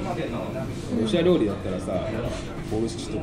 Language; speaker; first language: Japanese; native; Japanese